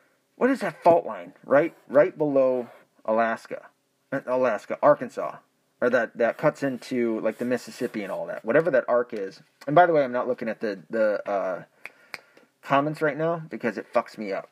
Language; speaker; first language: English; native; English